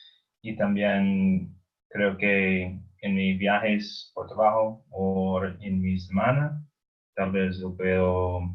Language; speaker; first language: Spanish; non-native, learner; English